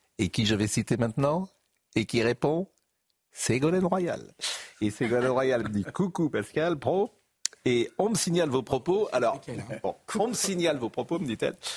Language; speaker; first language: French; native; French